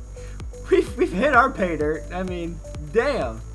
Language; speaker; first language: English; native; English